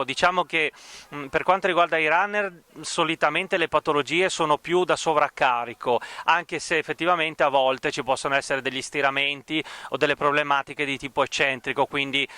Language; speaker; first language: Italian; native; Italian